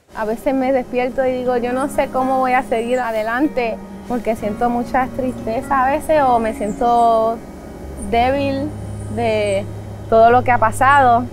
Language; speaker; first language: Spanish; early bilingual, other home language; English